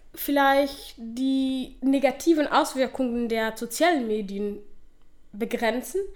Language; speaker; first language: German; non-native, fluent; Somali